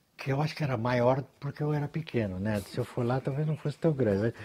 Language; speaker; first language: Portuguese; native; Portuguese